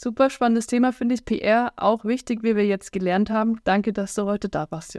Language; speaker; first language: German; native; German